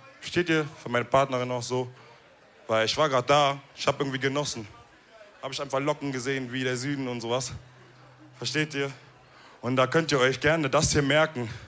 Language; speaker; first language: German; early bilingual, other home language; Wolof